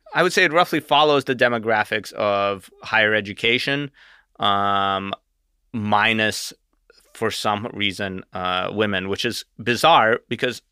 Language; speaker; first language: English; native; English